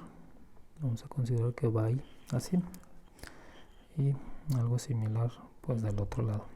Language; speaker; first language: Spanish; native; Spanish